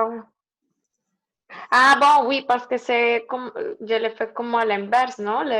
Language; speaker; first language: French; non-native, learner; Spanish